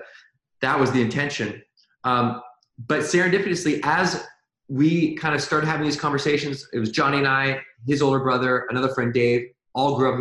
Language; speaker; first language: English; native; English